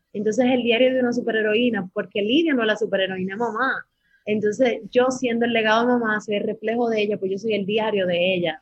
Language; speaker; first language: Spanish; native; Spanish